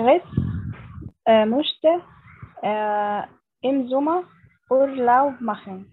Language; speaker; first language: German; non-native, learner; Arabic